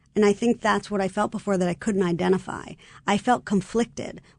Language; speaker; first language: English; native; English